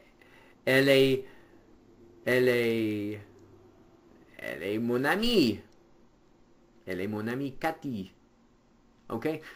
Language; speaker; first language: French; non-native, fluent; English